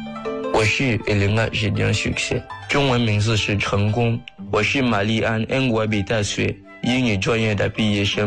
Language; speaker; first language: Chinese; non-native, fluent; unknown